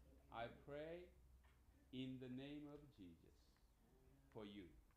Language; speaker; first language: English; non-native, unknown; Korean